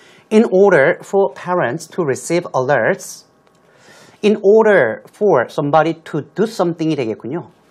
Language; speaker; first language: English; non-native, fluent; Korean